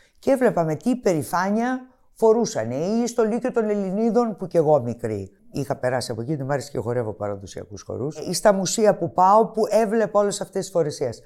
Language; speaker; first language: Greek; native; Greek